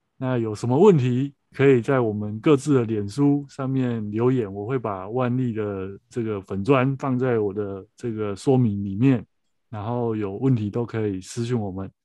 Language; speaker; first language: Chinese; native; Chinese